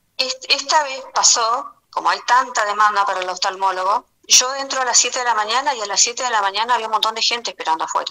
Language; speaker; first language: Spanish; native; Spanish